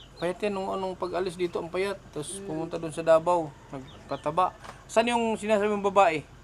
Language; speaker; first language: Filipino; non-native, local second language; Cebuano